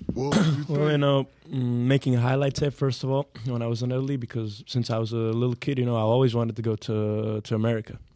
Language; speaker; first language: English; non-native, fluent; Serbian